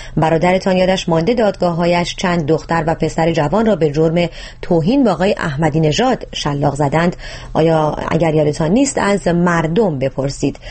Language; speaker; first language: Persian; native; Persian